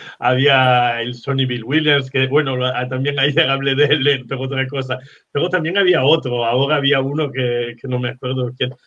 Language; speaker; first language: Spanish; non-native, fluent; Italian